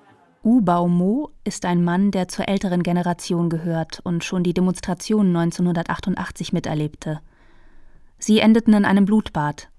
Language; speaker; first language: German; native; German